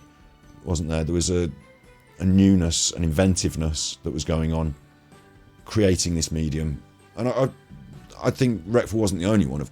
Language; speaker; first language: English; native; English